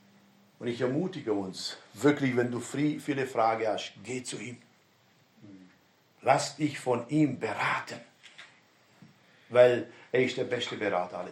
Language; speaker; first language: German; non-native, fluent; Romanian